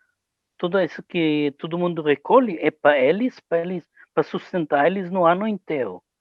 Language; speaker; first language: Portuguese; non-native, learner; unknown